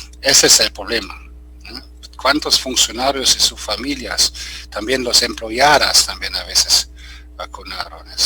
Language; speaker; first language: Spanish; non-native, fluent; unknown